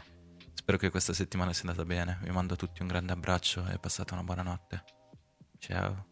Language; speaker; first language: Italian; native; Italian